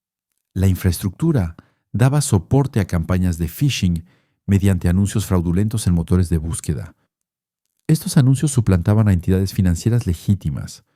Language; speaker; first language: Spanish; non-native, fluent; French